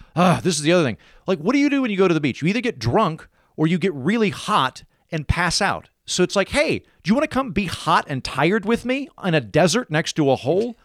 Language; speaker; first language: English; native; English